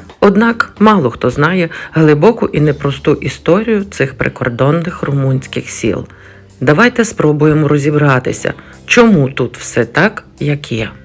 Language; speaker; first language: Ukrainian; native; Ukrainian